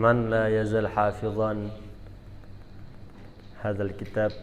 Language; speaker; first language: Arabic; non-native, fluent; Indonesian